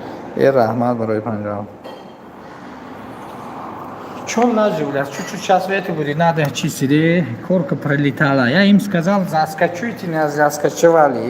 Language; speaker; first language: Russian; non-native, local second language; Tajik